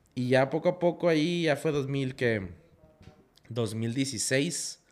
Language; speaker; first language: Spanish; native; Spanish